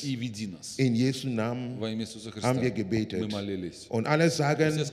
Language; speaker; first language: German; non-native, learner; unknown